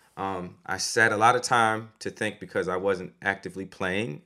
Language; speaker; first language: English; native; English